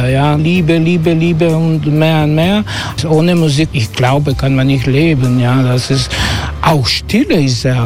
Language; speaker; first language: German; non-native, learner; Croatian